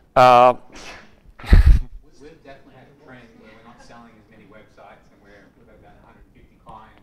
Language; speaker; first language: English; non-native, fluent; Polish